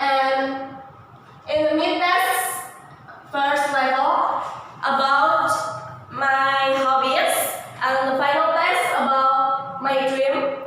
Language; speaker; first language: English; non-native, learner; Indonesian